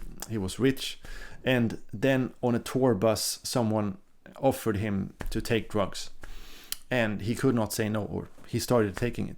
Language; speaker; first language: English; non-native, fluent; Swedish